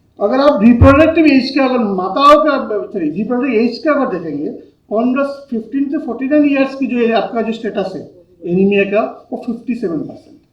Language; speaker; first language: Hindi; non-native, local second language; Bangla